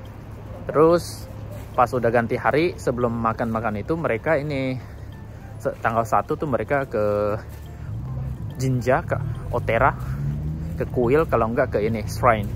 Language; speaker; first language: Indonesian; native; Indonesian